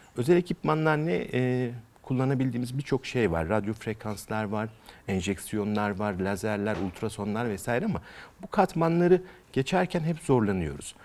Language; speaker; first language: Turkish; native; Turkish